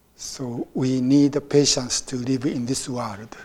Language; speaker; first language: English; non-native, fluent; Japanese